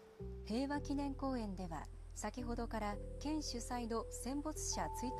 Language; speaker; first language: Japanese; native; Japanese